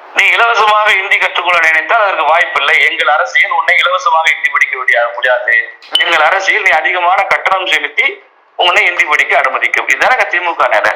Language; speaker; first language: Tamil; native; Tamil